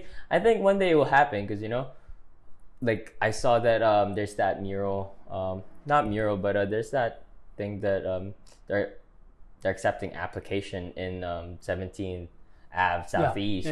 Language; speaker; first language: English; non-native, local second language; Filipino